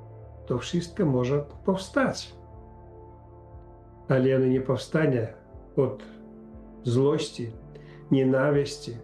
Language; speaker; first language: Polish; non-native, fluent; Ukrainian